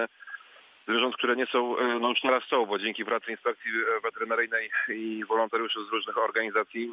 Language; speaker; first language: Polish; native; Polish